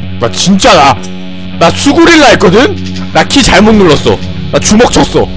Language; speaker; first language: Korean; native; Korean